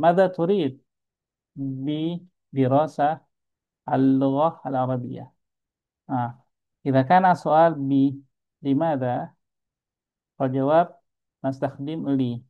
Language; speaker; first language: Arabic; non-native, fluent; Indonesian